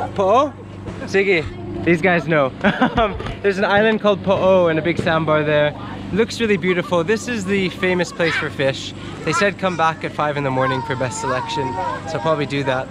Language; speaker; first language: English; native; English